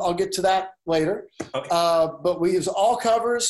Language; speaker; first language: English; native; English